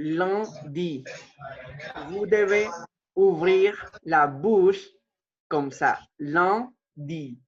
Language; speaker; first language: French; non-native, fluent; Spanish